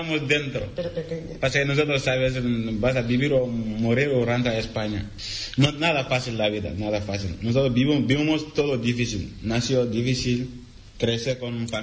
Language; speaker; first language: Spanish; non-native, learner; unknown